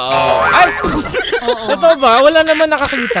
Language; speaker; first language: Filipino; native; Filipino